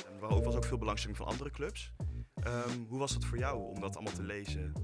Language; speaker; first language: Dutch; native; Dutch